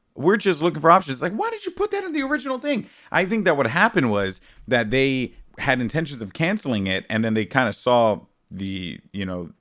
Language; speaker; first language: English; native; English